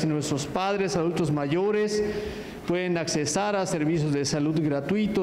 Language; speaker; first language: Spanish; native; Spanish